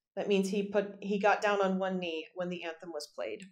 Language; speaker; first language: English; native; English